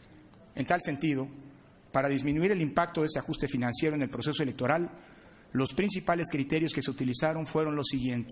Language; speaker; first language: Spanish; native; Spanish